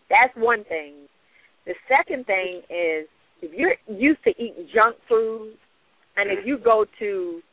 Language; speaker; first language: English; native; English